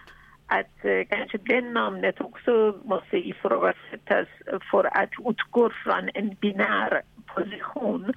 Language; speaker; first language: Swedish; non-native, fluent; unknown